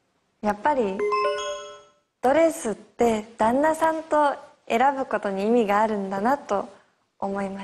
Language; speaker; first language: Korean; non-native, fluent; Japanese